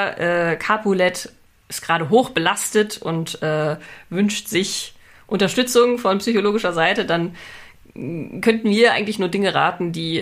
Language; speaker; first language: German; native; German